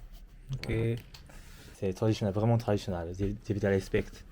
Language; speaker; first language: French; non-native, learner; Japanese